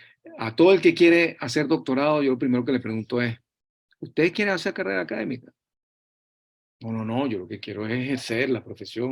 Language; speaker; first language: Spanish; native; Spanish